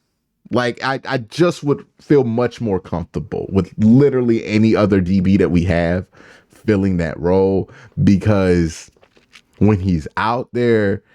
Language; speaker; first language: English; native; English